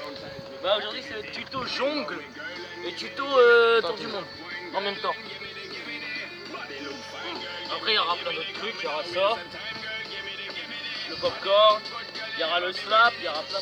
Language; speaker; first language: French; native; French